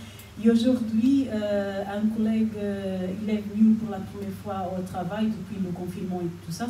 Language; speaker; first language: French; non-native, fluent; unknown